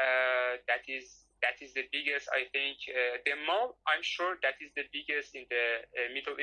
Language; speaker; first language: English; non-native, learner; Persian